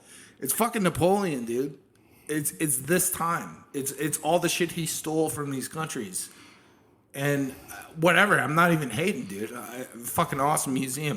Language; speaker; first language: English; native; English